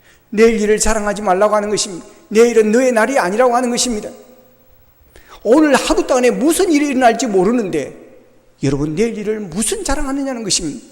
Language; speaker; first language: Korean; native; Korean